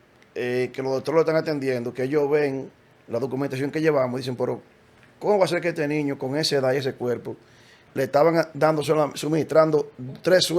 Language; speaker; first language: Spanish; native; Spanish